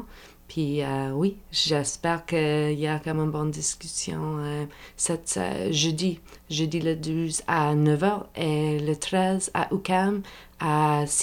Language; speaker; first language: French; non-native, local second language; English